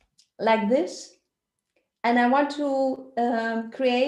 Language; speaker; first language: English; non-native, learner; German